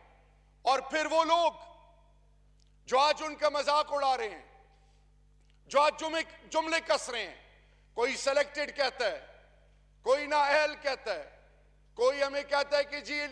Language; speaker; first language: Urdu; non-native, local second language; Pashto